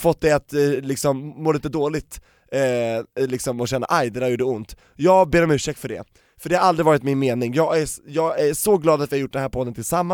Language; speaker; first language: Swedish; native; Swedish